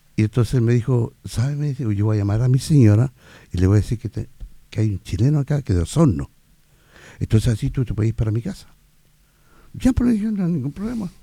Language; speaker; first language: Spanish; native; Spanish